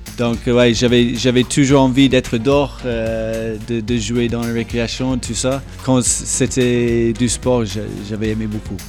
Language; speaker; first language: French; non-native, fluent; English